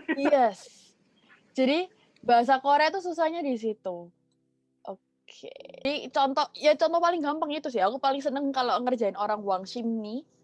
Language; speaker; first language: Indonesian; native; Indonesian